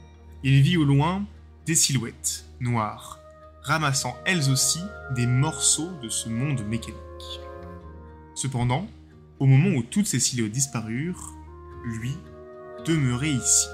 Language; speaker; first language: French; native; French